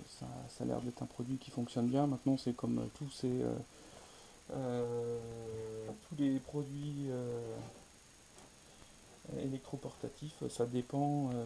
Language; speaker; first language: French; native; French